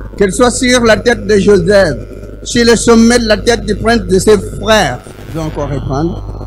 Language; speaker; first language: French; non-native, local second language; Lingala